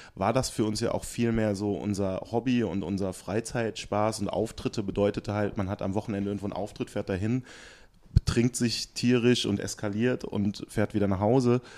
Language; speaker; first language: German; native; German